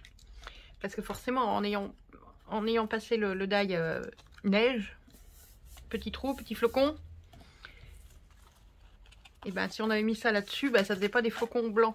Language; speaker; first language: French; native; French